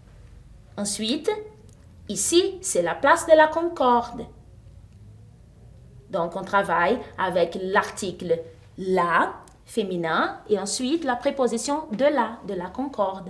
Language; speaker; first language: French; non-native, fluent; Portuguese